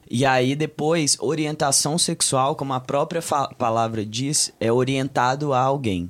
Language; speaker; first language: Portuguese; native; Portuguese